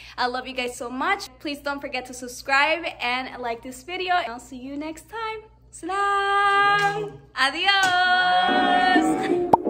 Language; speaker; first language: English; early bilingual, other home language; Spanish